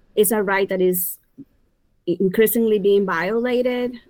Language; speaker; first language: English; non-native, fluent; Spanish